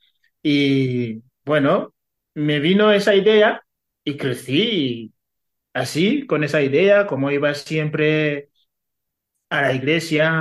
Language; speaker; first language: Spanish; non-native, fluent; Kinyarwanda